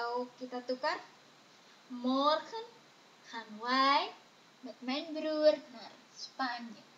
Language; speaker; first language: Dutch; non-native, fluent; Indonesian